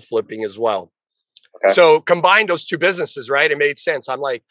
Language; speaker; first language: English; early bilingual, other home language; Portuguese